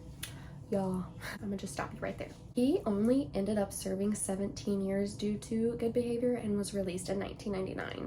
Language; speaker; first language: English; native; English